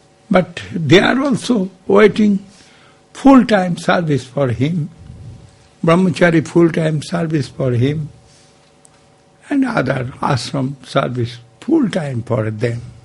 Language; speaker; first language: English; non-native, local second language; Bangla